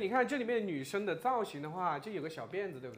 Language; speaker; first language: Chinese; native; Chinese